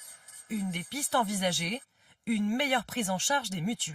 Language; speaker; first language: French; native; French